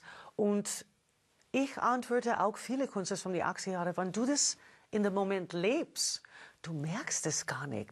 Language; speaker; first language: German; non-native, fluent; English